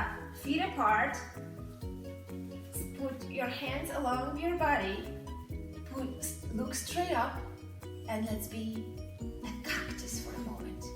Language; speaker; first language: English; non-native, fluent; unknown